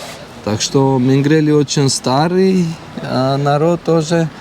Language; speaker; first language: Russian; non-native, learner; Georgian